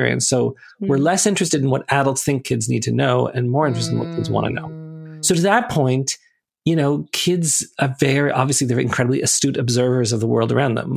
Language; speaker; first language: English; native; English